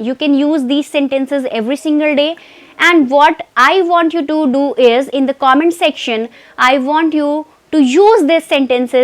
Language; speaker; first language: English; non-native, fluent; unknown